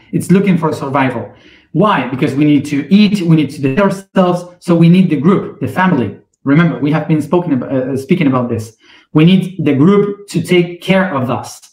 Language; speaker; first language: English; non-native, fluent; Spanish